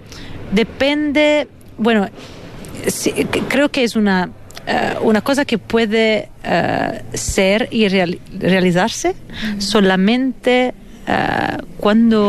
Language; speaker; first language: Spanish; non-native, fluent; Italian